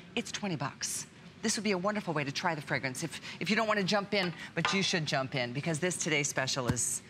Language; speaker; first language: English; native; English